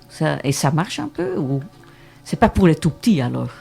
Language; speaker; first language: French; non-native, local second language; Dutch